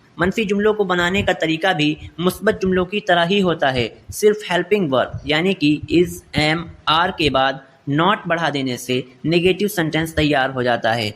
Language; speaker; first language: Urdu; native; Urdu